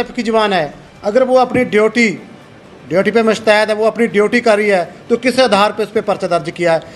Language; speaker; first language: Hindi; non-native, local second language; Punjabi